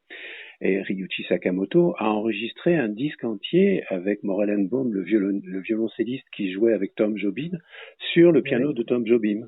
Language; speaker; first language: French; native; French